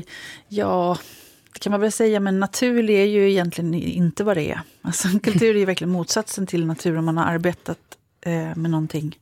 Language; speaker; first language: Swedish; native; Swedish